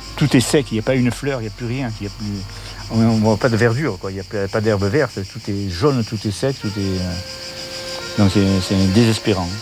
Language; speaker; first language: French; native; French